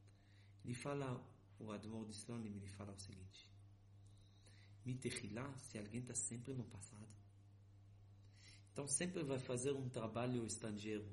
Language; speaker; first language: Portuguese; non-native, fluent; Hebrew